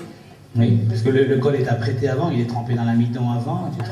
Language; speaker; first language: French; native; French